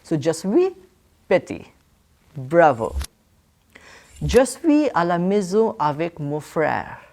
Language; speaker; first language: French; non-native, fluent; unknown